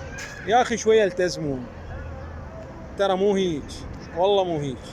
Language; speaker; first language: Arabic; native; Arabic